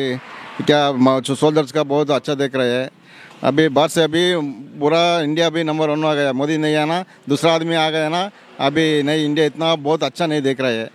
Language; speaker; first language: Hindi; non-native, local second language; Kannada